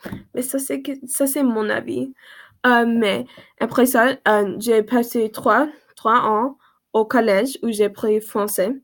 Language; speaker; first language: French; non-native, learner; English